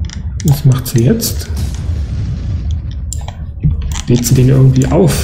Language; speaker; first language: German; native; German